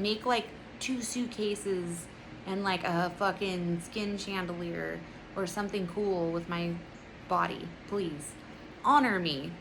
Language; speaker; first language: English; native; English